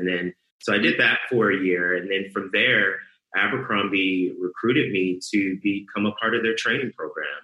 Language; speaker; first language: English; native; English